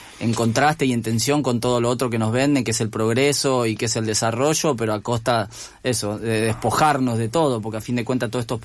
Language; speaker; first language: Spanish; native; Spanish